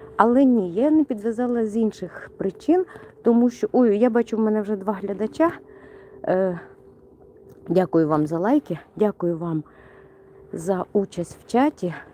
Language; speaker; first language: Ukrainian; non-native, local second language; Russian